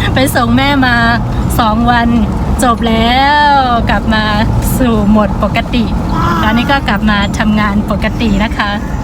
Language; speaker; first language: Thai; non-native, local second language; Shan